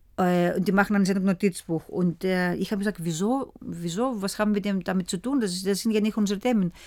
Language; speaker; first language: German; early bilingual, other home language; Greek